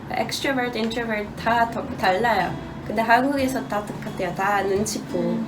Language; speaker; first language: Korean; non-native, learner; Polish